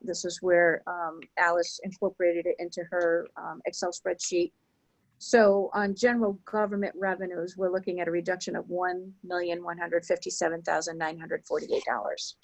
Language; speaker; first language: English; native; English